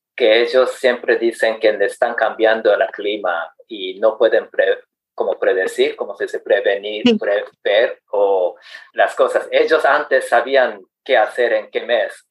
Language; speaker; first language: Spanish; non-native, fluent; Japanese